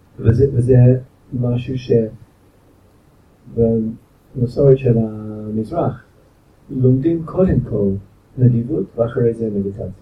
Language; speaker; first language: Hebrew; non-native, fluent; English